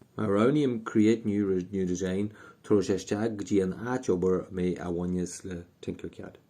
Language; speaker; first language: Irish; native; Irish